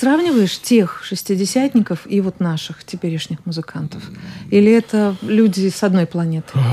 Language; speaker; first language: Russian; native; Russian